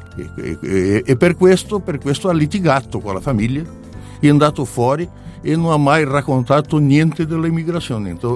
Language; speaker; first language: Italian; non-native, learner; Portuguese